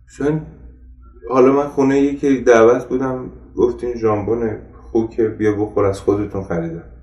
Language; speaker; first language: Persian; non-native, local second language; Armenian